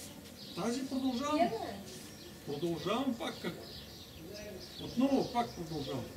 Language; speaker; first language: Bulgarian; non-native, learner; Russian